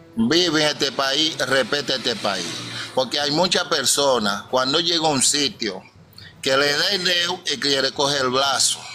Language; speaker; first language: Spanish; non-native, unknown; Haitian Creole